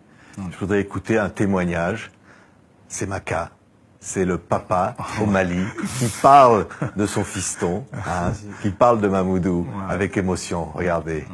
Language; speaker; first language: French; native; French